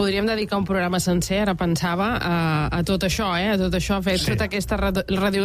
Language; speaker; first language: Catalan; native; Catalan